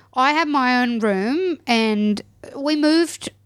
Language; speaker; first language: English; native; English